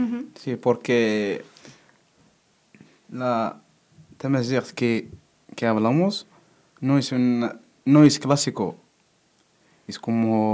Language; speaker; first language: Spanish; non-native, learner; Berber languages